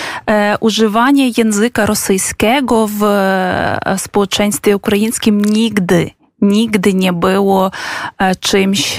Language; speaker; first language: Polish; non-native, fluent; Ukrainian